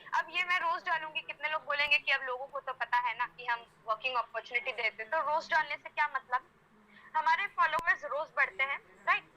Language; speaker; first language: Hindi; non-native, local second language; Gujarati